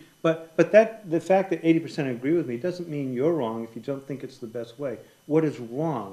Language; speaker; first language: English; native; English